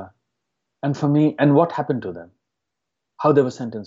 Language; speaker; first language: English; non-native, local second language; Hindi